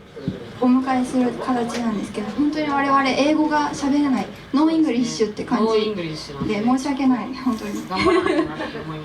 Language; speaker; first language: Japanese; native; Japanese